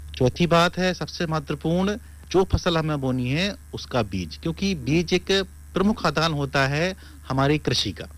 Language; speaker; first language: Hindi; native; Hindi